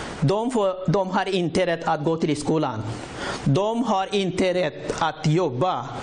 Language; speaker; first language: Swedish; non-native, learner; Rohingya